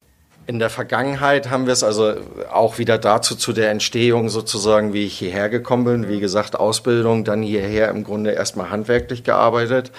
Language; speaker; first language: German; native; German